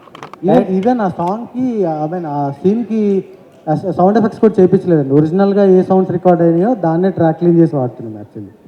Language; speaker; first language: Telugu; native; Telugu